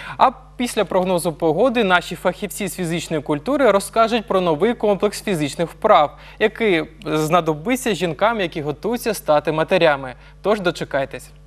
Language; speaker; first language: Ukrainian; native; Ukrainian